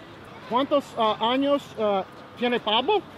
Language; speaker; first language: Spanish; non-native, learner; English